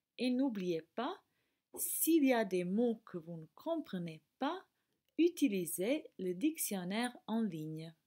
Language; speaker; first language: French; non-native, fluent; Croatian